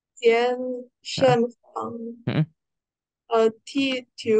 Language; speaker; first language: Chinese; non-native, learner; Indonesian